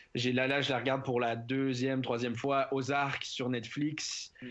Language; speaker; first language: French; native; French